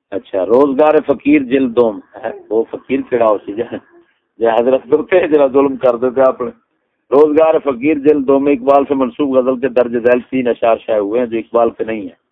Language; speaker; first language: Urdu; non-native, local second language; Punjabi